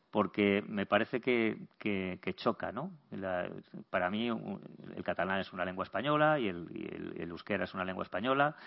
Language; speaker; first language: Spanish; native; Spanish